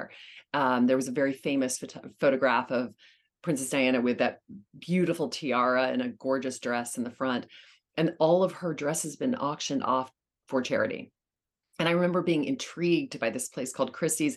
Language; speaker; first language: English; native; English